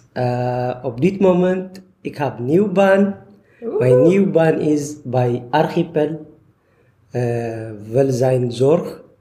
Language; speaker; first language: Dutch; non-native, fluent; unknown